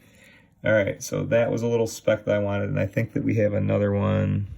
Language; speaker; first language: English; native; English